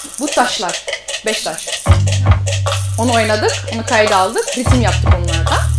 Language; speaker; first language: Turkish; early bilingual, heritage; Turkish